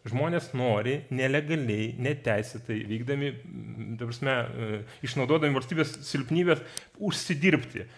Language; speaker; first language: Lithuanian; non-native, fluent; Georgian